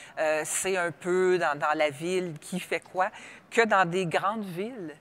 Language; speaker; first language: French; native; French